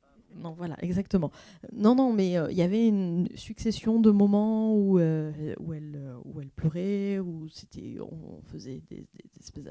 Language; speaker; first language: French; native; French